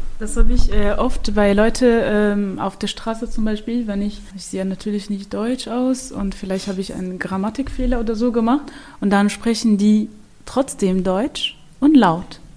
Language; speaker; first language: German; non-native, fluent; Arabic